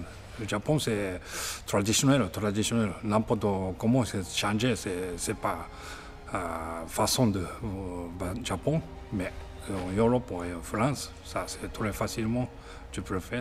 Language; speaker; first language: French; non-native, learner; Japanese